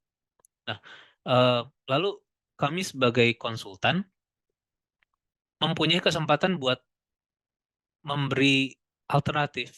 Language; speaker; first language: Indonesian; native; Indonesian